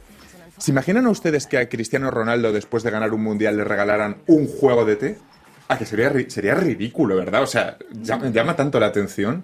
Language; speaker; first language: Spanish; native; Spanish